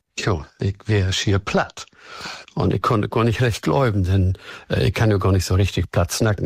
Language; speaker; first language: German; native; German